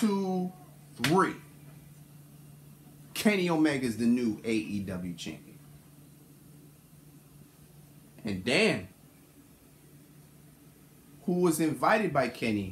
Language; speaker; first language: English; native; English